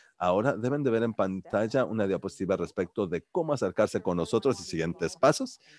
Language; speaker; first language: Spanish; early bilingual, heritage; Spanish